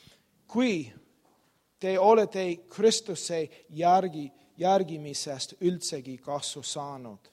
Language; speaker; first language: Estonian; non-native, learner; English